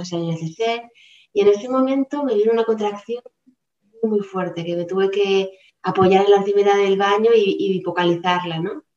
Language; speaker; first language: Spanish; native; Spanish